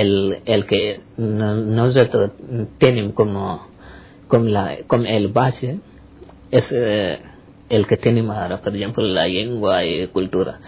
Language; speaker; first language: Catalan; non-native, learner; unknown